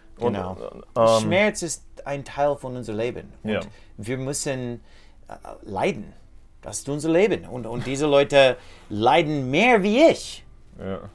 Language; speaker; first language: German; non-native, learner; English